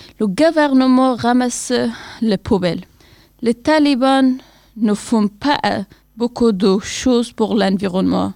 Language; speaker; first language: French; non-native, learner; Persian